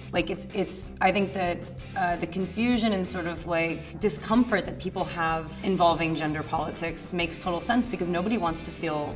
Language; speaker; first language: English; native; English